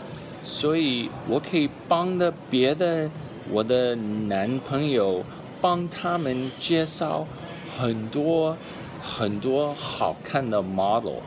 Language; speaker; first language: Chinese; early bilingual, heritage; English